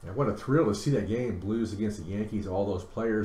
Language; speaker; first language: English; native; English